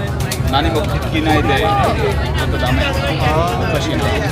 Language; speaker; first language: Japanese; non-native, learner; Bangla